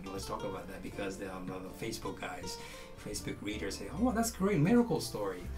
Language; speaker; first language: English; non-native, fluent; Japanese